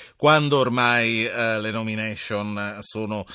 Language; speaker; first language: Italian; native; Italian